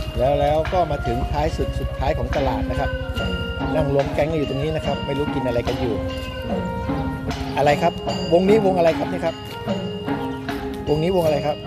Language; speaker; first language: Thai; native; Thai